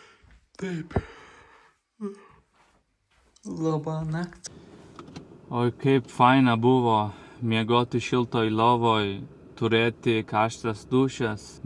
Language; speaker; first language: Lithuanian; non-native, learner; Turkish